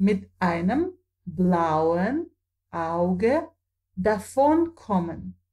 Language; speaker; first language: German; non-native, fluent; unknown